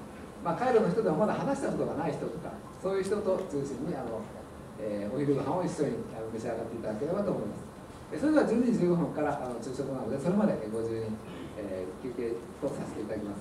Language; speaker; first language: Japanese; native; Japanese